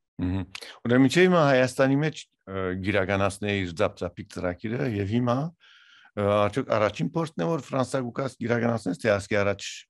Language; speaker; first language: Armenian; early bilingual, heritage; Armenian